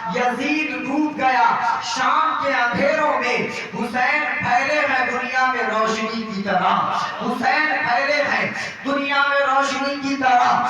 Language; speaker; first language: Urdu; native; Urdu